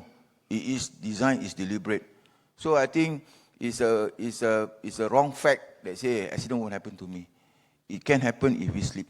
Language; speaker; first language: English; non-native, local second language; Malay